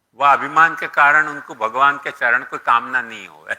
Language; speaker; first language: Hindi; non-native, local second language; Gujarati